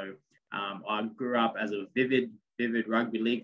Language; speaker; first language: English; non-native, local second language; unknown